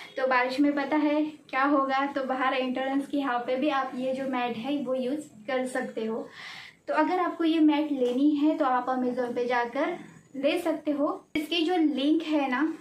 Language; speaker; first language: Hindi; non-native, local second language; Marathi